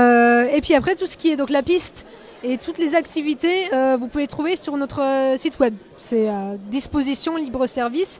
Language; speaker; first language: French; native; French